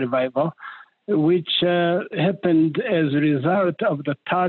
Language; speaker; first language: English; non-native, local second language; Kinyarwanda